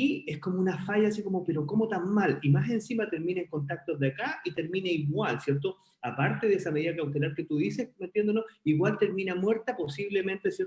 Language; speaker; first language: Spanish; native; Spanish